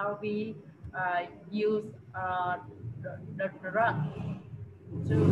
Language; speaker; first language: English; non-native, learner; Vietnamese